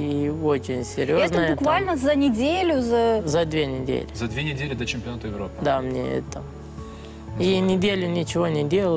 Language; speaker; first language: Russian; non-native, learner; Romanian